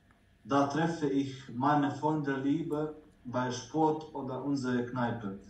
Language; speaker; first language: German; non-native, learner; Croatian